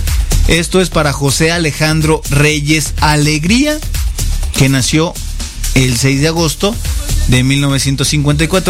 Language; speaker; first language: Spanish; native; Spanish